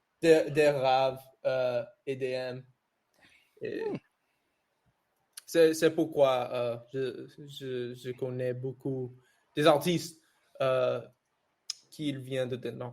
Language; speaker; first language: French; non-native, learner; English